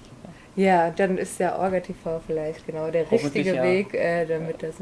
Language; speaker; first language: German; native; German